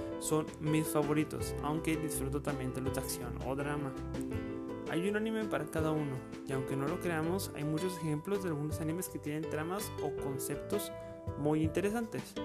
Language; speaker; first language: Spanish; native; Spanish